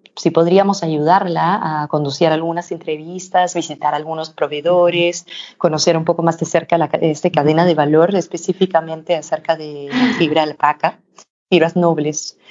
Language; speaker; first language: Spanish; non-native, fluent; Danish